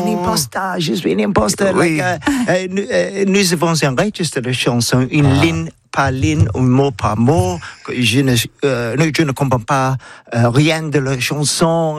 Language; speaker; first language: French; non-native, learner; English